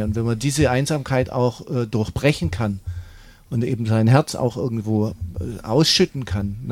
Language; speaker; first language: German; native; German